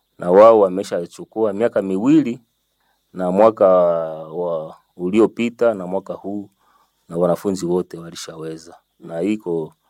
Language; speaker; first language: Swahili; non-native, local second language; Nande